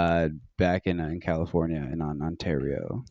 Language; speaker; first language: English; native; English